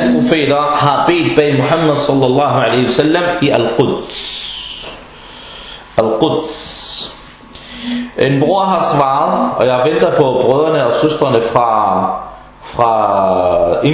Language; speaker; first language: Danish; early bilingual, other home language; Arabic